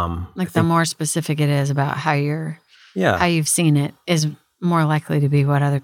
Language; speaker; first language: English; native; English